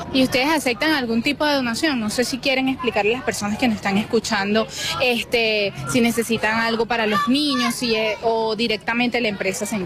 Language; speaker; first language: Spanish; native; Spanish